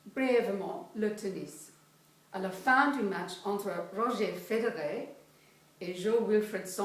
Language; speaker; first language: French; non-native, fluent; English